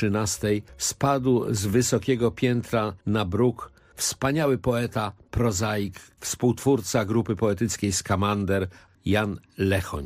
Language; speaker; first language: Polish; native; Polish